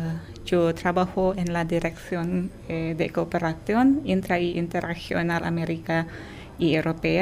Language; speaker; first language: Spanish; non-native, fluent; Indonesian